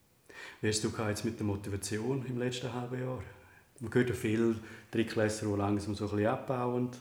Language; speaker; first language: German; native; German